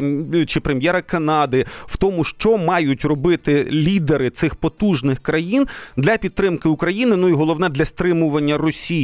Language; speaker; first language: Ukrainian; native; Ukrainian